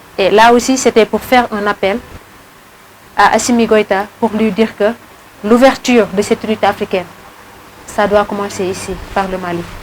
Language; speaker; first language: French; non-native, local second language; Wolof